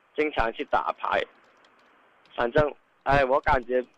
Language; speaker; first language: Chinese; non-native, local second language; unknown